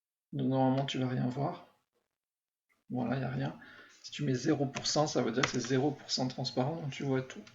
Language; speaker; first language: French; native; French